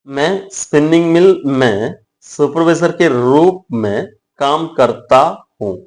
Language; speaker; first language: Hindi; non-native, local second language; Tamil